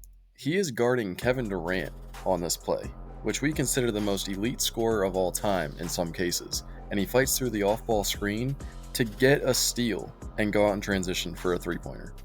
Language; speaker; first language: English; native; English